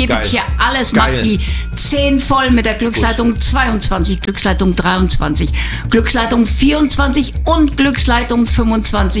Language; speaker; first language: German; native; German